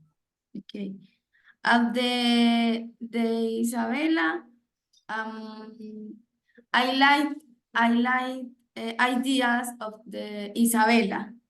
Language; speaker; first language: English; non-native, learner; Spanish